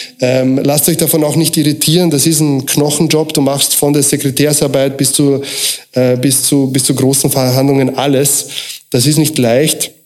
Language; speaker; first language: German; early bilingual, other home language; Croatian